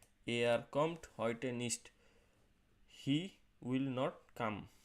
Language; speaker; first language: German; non-native, learner; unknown